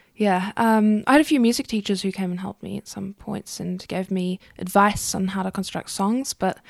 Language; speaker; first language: English; native; English